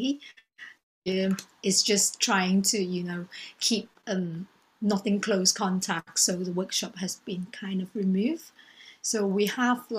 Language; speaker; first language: English; non-native, local second language; Cantonese